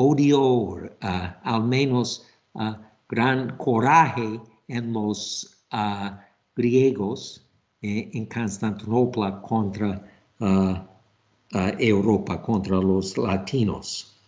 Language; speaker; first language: Spanish; non-native, fluent; English